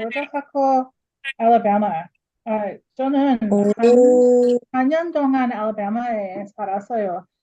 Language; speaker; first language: Korean; non-native, learner; English